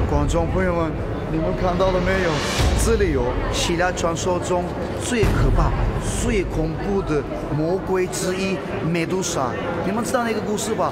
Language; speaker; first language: Chinese; non-native, fluent; Turkish